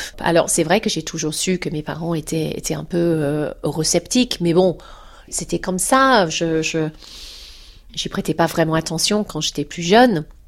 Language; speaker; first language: French; non-native, fluent; English